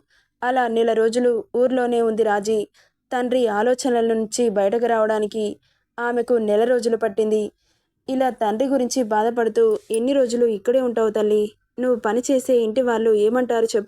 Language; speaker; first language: Telugu; native; Telugu